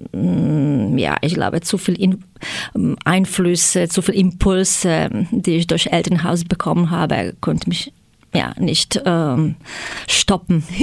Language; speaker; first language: German; non-native, fluent; Croatian